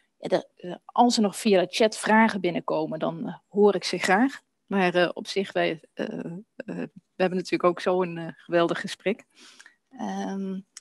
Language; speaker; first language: Dutch; native; Dutch